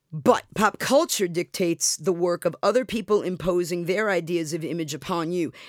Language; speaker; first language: English; native; English